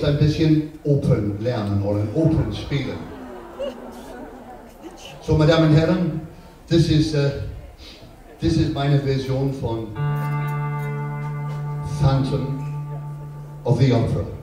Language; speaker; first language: German; non-native, learner; English